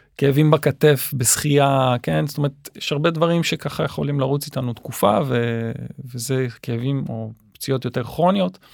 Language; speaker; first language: Hebrew; native; Hebrew